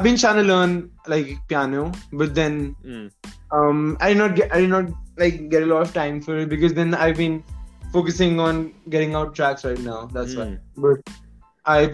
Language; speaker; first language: English; non-native, local second language; Hindi